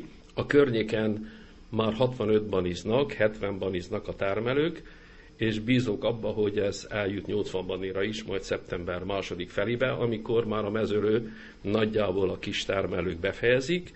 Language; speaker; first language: Hungarian; native; Hungarian